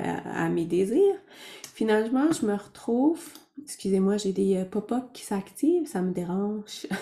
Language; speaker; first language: French; native; French